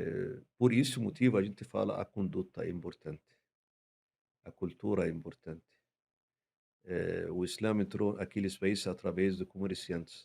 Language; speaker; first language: Portuguese; non-native, fluent; Arabic